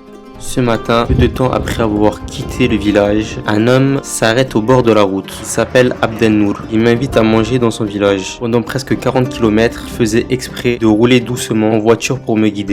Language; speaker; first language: French; native; French